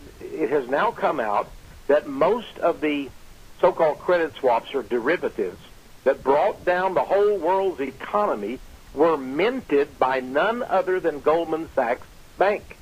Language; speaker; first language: English; native; English